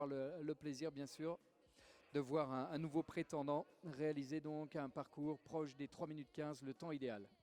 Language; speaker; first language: French; native; French